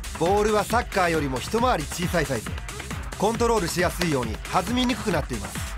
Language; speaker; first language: Japanese; native; Japanese